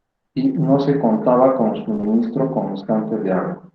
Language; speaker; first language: Spanish; native; Spanish